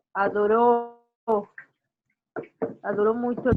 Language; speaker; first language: Portuguese; non-native, learner; Spanish